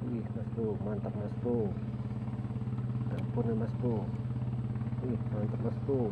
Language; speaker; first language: Indonesian; native; Indonesian